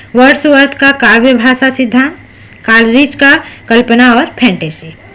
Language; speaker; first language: Hindi; native; Hindi